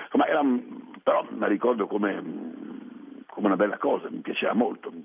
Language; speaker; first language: Italian; early bilingual, other home language; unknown